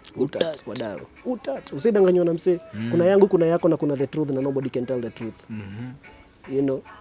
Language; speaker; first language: Swahili; native; Swahili